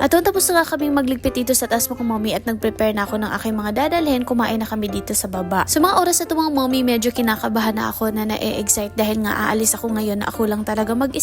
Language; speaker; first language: Filipino; non-native, local second language; Cebuano